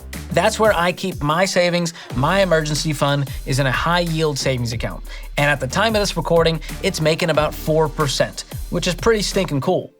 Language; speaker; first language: English; native; English